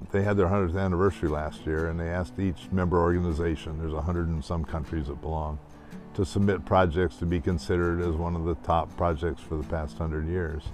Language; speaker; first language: English; native; English